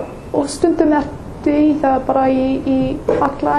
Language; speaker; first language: Icelandic; non-native, learner; English